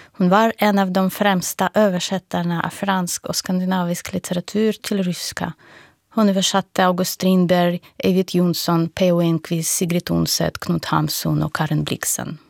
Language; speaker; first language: Swedish; non-native, fluent; Russian